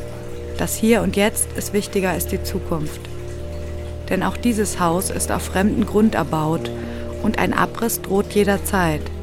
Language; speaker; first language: German; native; German